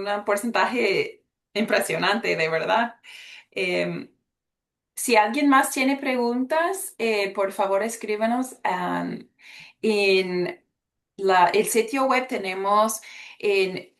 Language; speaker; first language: Spanish; early bilingual, heritage; Spanish